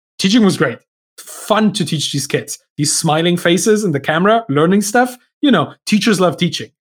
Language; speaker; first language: English; non-native, fluent; German